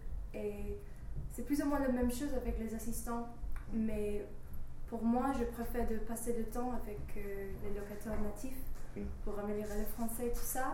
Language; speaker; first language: French; non-native, learner; English